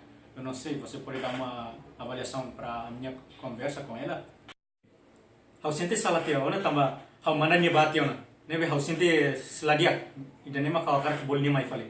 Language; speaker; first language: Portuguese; non-native, local second language; Tetum